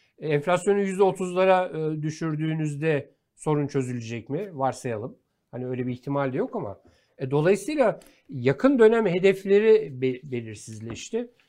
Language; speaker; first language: Turkish; native; Turkish